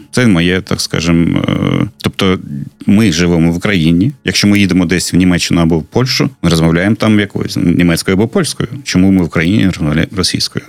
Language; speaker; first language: Ukrainian; non-native, local second language; Russian